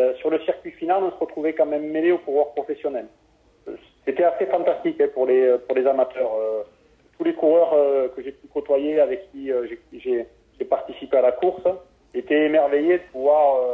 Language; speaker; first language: French; native; French